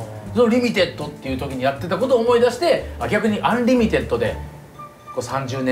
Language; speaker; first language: Japanese; native; Japanese